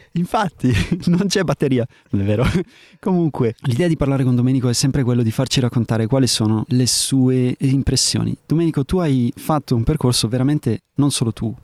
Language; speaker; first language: Italian; early bilingual, heritage; Italian